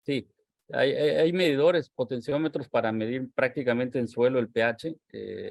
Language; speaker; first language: Spanish; native; Spanish